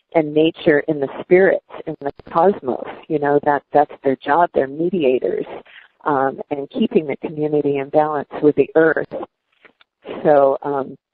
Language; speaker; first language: English; native; English